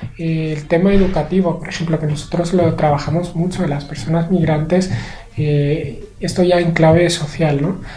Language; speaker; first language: Spanish; early bilingual, other home language; Arabic